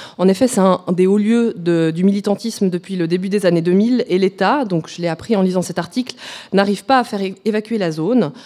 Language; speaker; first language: French; native; French